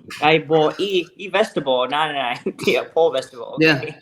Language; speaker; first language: Danish; non-native, learner; English